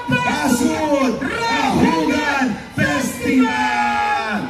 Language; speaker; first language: Filipino; non-native, local second language; Bikol